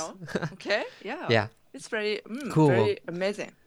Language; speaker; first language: English; non-native, learner; Japanese